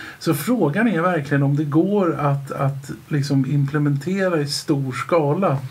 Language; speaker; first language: Swedish; native; Swedish